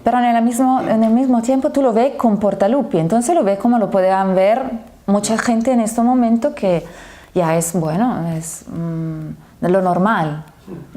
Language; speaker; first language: Spanish; non-native, fluent; Italian